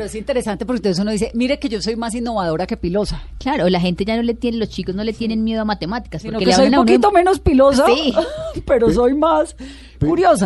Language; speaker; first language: Spanish; native; Spanish